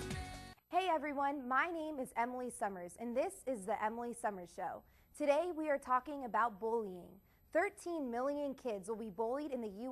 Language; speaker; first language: English; native; English